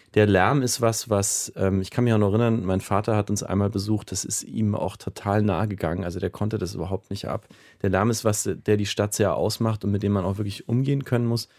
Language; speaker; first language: German; native; German